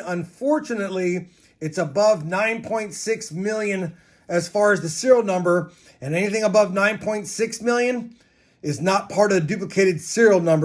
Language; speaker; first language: English; native; English